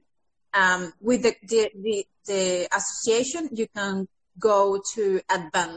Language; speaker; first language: English; non-native, fluent; Spanish